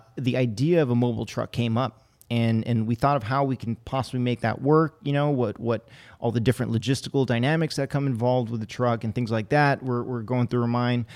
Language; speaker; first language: English; native; English